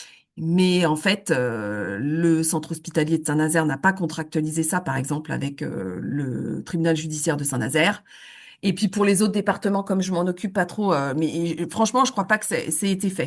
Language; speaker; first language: French; native; French